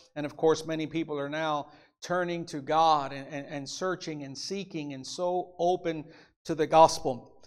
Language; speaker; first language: English; native; English